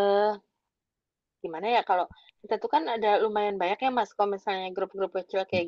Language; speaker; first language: Indonesian; native; Indonesian